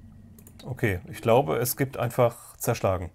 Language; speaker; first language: German; native; German